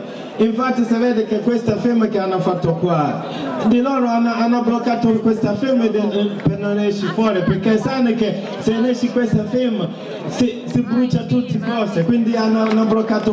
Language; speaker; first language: Italian; non-native, learner; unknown